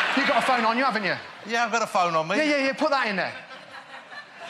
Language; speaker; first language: English; native; English